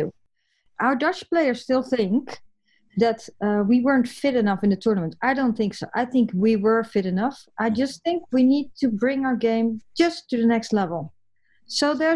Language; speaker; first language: English; non-native, fluent; Dutch